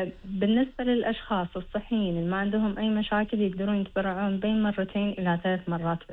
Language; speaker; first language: Arabic; native; Arabic